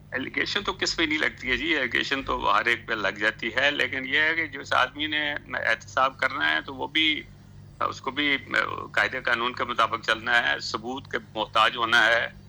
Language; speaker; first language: Urdu; non-native, local second language; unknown